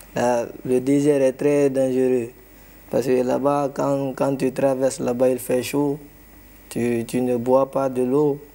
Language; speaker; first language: Spanish; non-native, learner; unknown